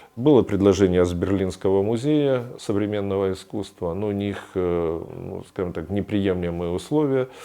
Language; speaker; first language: Ukrainian; non-native, local second language; Russian